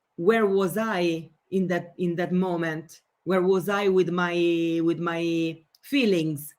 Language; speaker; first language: English; non-native, fluent; Italian